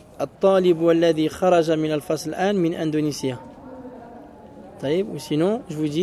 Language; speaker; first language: Arabic; non-native, fluent; French